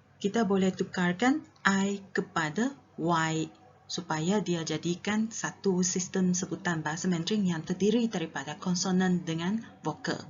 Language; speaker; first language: Malay; non-native, local second language; Chinese